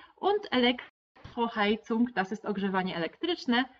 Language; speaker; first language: German; non-native, fluent; Polish